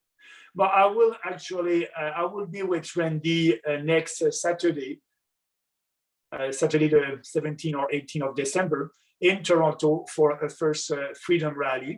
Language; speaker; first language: English; non-native, local second language; French